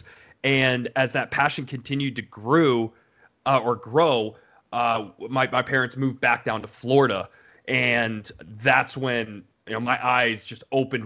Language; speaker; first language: English; native; English